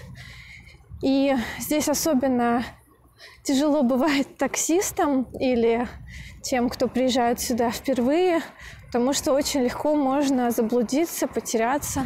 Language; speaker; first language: Russian; native; Russian